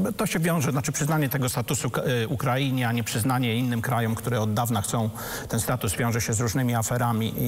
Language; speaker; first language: Polish; native; Polish